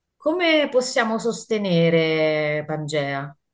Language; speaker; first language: Italian; native; Italian